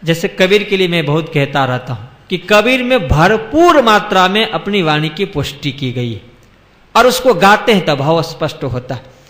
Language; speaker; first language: Hindi; non-native, local second language; Gujarati